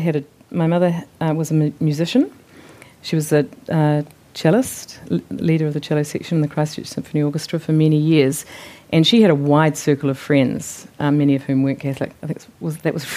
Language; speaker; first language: English; native; English